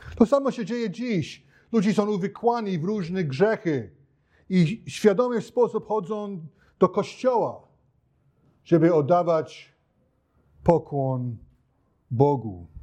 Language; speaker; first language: Polish; non-native, fluent; English